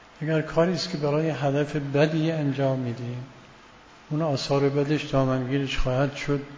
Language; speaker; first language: Persian; native; Persian